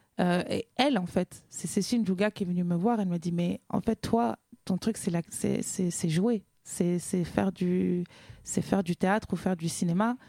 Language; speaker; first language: French; native; French